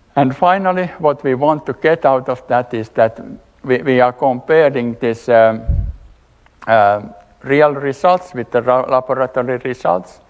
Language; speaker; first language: English; non-native, fluent; Finnish